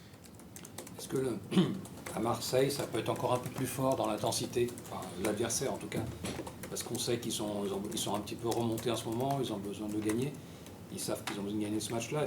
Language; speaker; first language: French; native; French